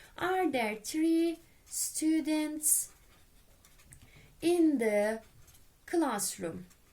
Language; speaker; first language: English; non-native, fluent; Turkish